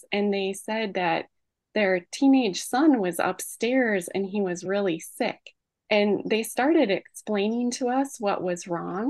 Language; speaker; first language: English; native; English